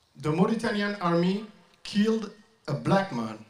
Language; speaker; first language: English; non-native, learner; French